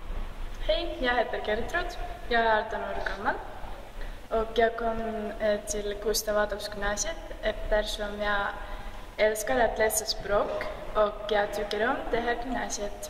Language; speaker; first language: Swedish; non-native, learner; Estonian